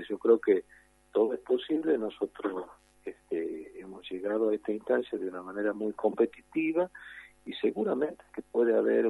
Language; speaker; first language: Spanish; native; Spanish